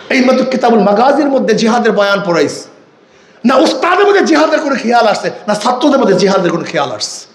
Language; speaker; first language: Bangla; native; Bangla